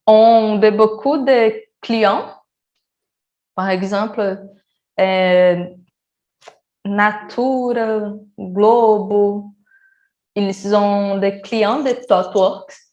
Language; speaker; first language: French; non-native, learner; Portuguese